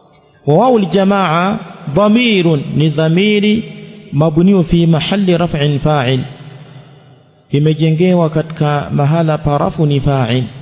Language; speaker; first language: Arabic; non-native, fluent; Swahili